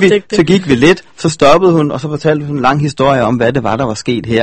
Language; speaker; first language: Danish; native; Danish